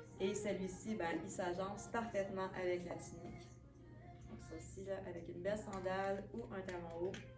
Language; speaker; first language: French; native; French